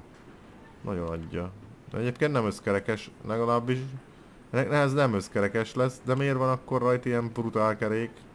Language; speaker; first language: Hungarian; native; Hungarian